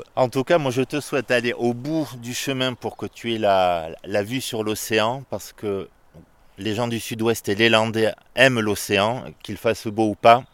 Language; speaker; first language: French; native; French